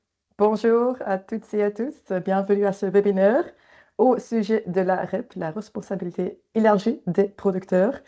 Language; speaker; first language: French; native; French